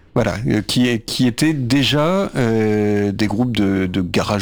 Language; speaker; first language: French; native; French